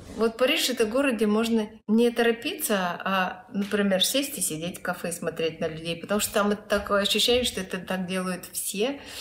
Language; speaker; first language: Russian; non-native, local second language; Lithuanian